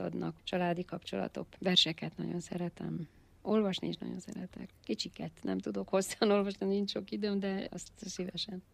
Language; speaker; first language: Hungarian; native; Hungarian